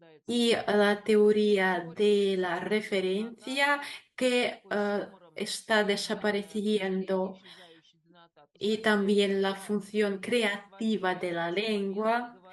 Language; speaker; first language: Spanish; non-native, fluent; Russian